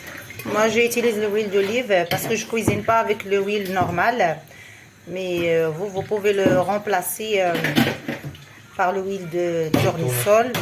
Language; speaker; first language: French; non-native, fluent; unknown